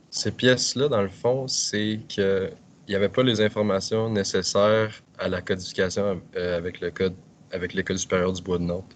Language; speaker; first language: French; native; French